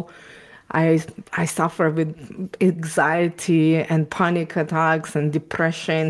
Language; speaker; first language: English; non-native, fluent; Ukrainian